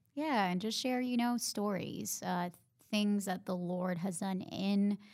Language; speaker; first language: English; non-native, fluent; Spanish